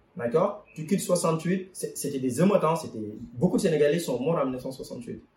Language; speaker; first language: French; non-native, local second language; Wolof